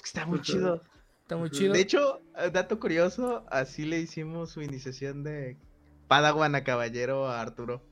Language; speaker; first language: Spanish; native; Spanish